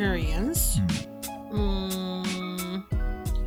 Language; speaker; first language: English; non-native, fluent; Slovenian